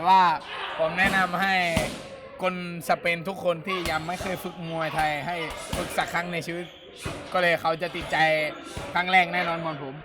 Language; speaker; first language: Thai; non-native, fluent; Spanish